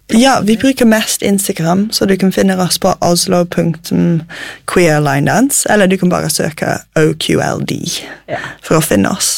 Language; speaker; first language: Norwegian; non-native, fluent; English